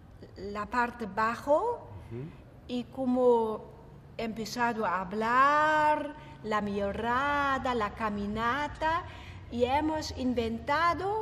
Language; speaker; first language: Spanish; non-native, fluent; German